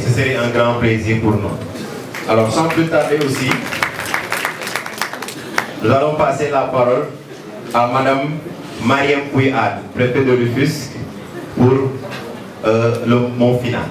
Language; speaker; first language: French; non-native, local second language; Wolof